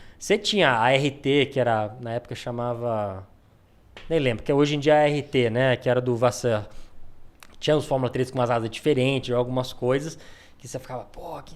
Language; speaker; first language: Portuguese; early bilingual, other home language; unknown